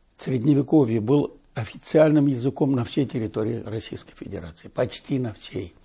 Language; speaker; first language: Russian; non-native, local second language; Tatar